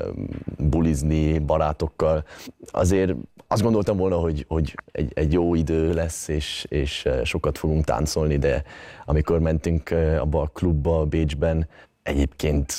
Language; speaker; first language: Hungarian; early bilingual, other home language; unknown